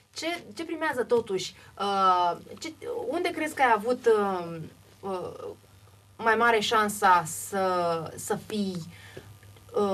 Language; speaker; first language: Romanian; native; Romanian